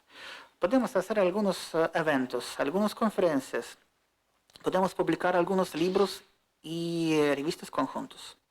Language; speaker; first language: Spanish; non-native, fluent; Russian